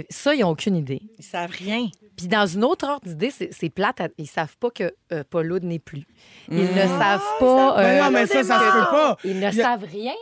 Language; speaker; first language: French; native; French